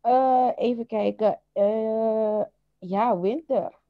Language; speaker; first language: Dutch; non-native, local second language; Papiamento